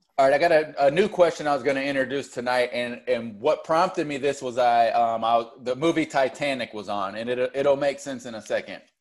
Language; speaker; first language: English; native; English